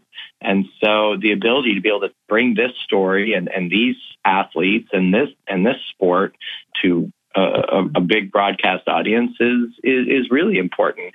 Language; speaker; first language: English; native; English